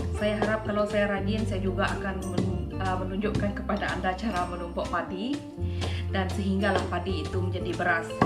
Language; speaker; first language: Malay; non-native, local second language; Iban